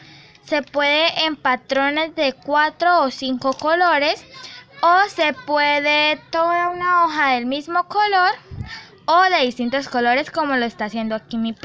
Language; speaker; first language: Spanish; native; Spanish